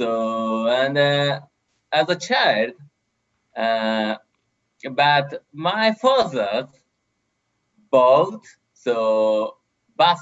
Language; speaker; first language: English; non-native, learner; Japanese